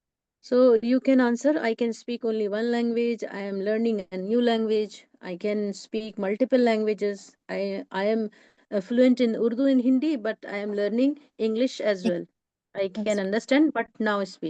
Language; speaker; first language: English; non-native, local second language; Hindi